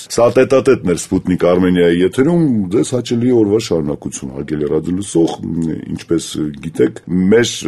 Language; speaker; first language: Armenian; native; Armenian